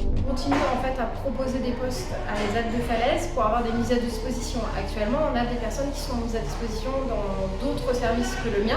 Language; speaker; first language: French; native; French